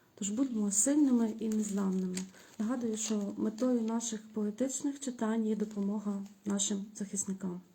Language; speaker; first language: Ukrainian; native; Ukrainian